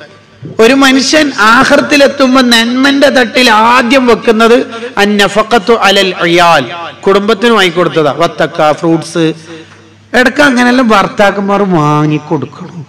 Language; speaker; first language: Malayalam; native; Malayalam